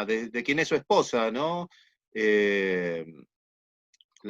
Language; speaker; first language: Spanish; native; Spanish